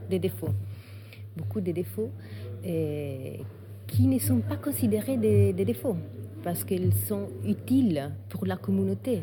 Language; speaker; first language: French; non-native, fluent; Italian